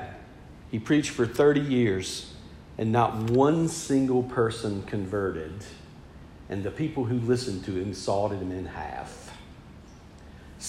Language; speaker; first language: English; native; English